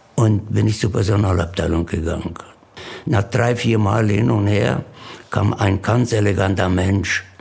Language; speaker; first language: German; non-native, fluent; Italian